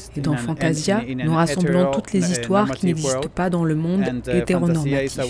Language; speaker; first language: French; non-native, fluent; Spanish